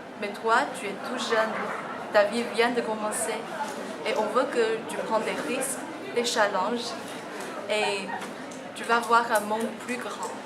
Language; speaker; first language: French; non-native, fluent; Chinese